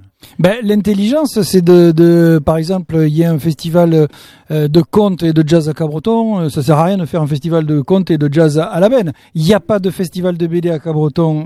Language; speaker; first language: French; native; French